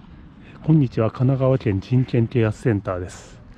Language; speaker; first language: Japanese; native; Japanese